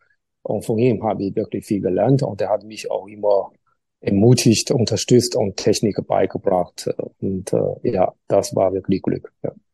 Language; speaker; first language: German; non-native, learner; Chinese